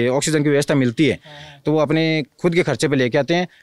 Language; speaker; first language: Hindi; native; Hindi